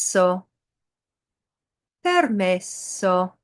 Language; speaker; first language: Italian; non-native, fluent; English